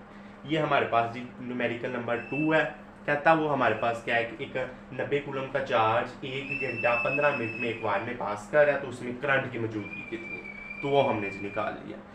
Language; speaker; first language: Hindi; non-native, local second language; Punjabi